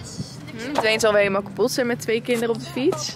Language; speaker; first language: Dutch; native; Dutch